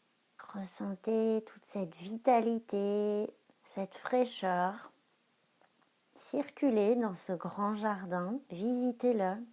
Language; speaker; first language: French; native; French